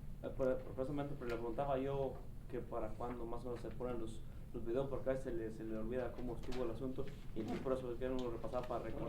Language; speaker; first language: Spanish; native; Spanish